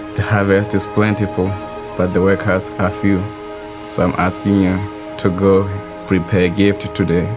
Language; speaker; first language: English; non-native, local second language; Southern Sotho